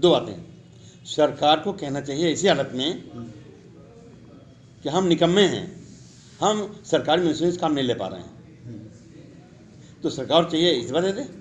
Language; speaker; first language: Hindi; native; Hindi